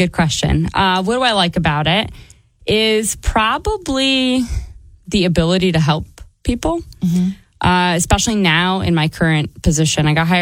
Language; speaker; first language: English; native; English